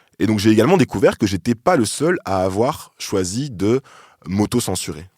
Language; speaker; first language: French; native; French